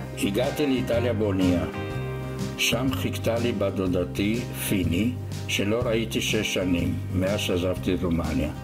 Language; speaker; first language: Hebrew; non-native, fluent; Romanian